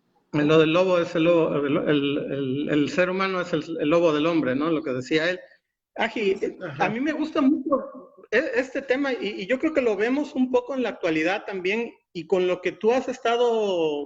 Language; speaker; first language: Spanish; native; Spanish